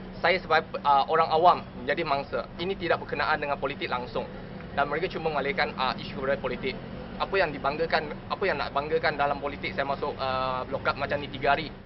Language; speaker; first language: Malay; non-native, local second language; Chinese